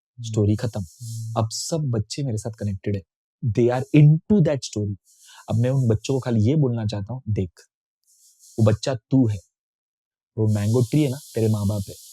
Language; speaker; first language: Hindi; non-native, local second language; Tamil